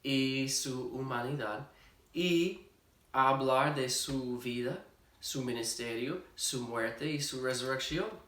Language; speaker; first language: Spanish; non-native, fluent; English